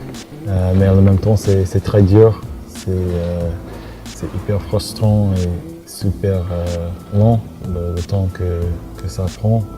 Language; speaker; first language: French; non-native, fluent; English